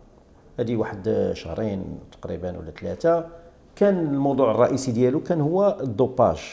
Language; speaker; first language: Arabic; native; Arabic